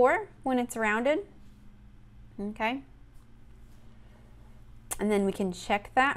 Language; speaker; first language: English; native; English